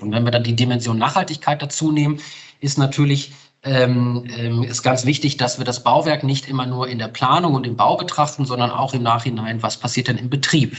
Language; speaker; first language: German; native; German